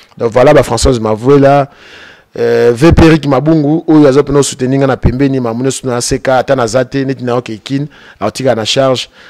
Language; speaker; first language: Lingala; native; Lingala